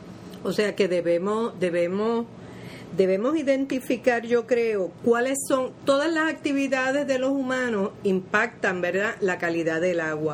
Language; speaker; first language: Spanish; native; Spanish